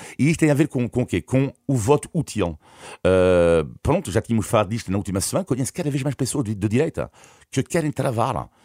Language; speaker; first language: Portuguese; non-native, fluent; French